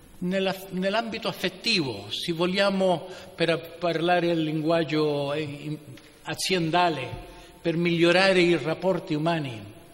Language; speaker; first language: Italian; non-native, fluent; Spanish